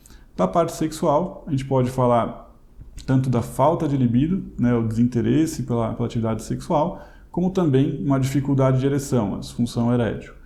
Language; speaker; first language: Portuguese; native; Portuguese